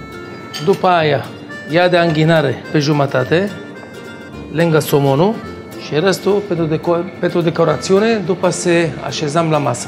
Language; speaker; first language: Romanian; non-native, fluent; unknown